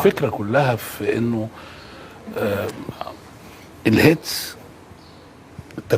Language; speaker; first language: Arabic; native; Arabic